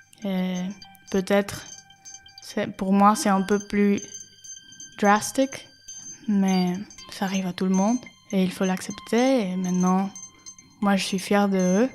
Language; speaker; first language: French; non-native, fluent; Spanish